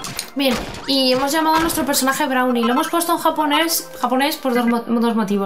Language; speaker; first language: Spanish; native; Spanish